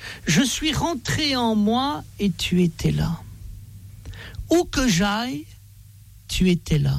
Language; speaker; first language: French; native; French